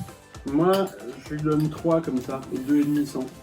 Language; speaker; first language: French; native; French